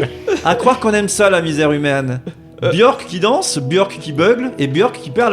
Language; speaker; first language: French; native; French